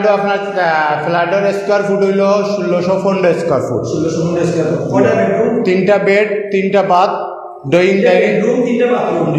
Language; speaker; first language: Bangla; native; Bangla